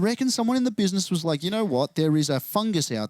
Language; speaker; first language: English; native; English